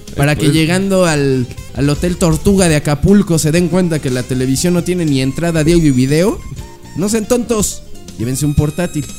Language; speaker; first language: Spanish; native; Spanish